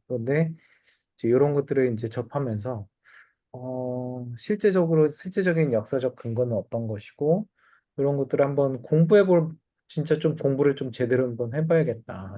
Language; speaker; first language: Korean; native; Korean